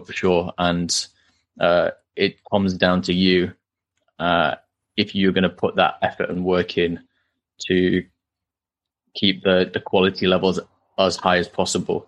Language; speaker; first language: English; native; English